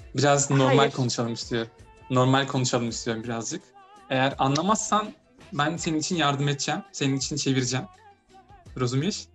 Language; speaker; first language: Turkish; native; Turkish